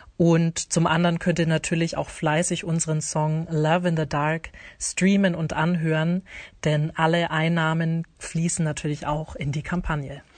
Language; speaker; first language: German; native; German